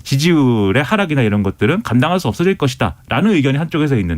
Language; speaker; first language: Korean; native; Korean